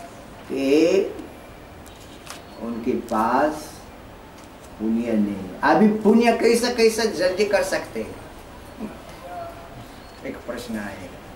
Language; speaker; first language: Hindi; non-native, learner; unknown